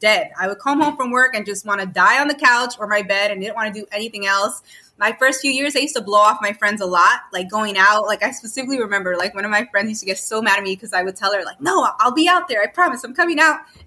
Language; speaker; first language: English; native; English